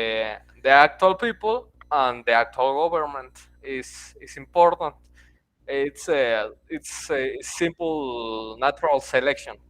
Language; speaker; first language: English; non-native, learner; Spanish